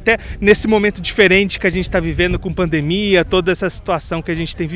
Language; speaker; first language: Portuguese; native; Portuguese